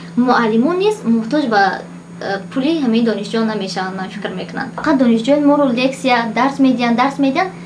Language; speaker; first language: Tajik; native; Tajik